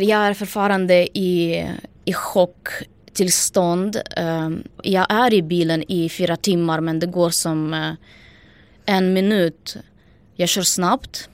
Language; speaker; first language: Swedish; non-native, fluent; Ukrainian